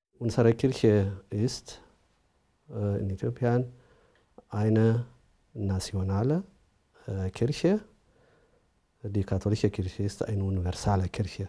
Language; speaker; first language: German; non-native, learner; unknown